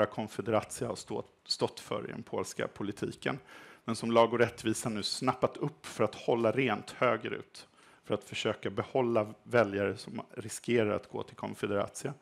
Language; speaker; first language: Swedish; native; Swedish